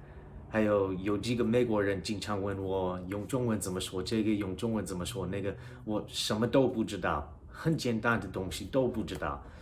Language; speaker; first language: Chinese; non-native, fluent; English